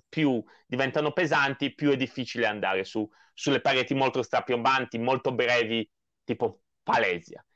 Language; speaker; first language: Italian; non-native, fluent; Polish